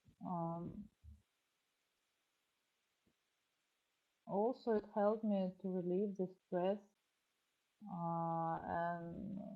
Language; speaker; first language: English; non-native, learner; Russian